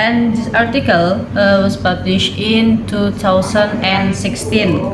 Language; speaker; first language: English; non-native, learner; Indonesian